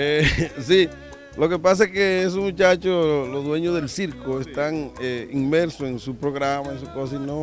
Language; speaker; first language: Spanish; native; Spanish